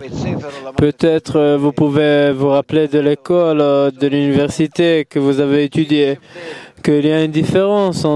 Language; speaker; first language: French; non-native, fluent; Hebrew